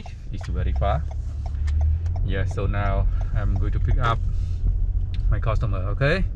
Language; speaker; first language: English; non-native, learner; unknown